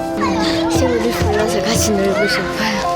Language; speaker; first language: Korean; early bilingual, other home language; Russian